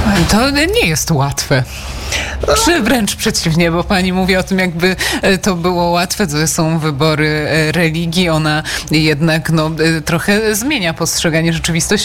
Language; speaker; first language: Polish; native; Polish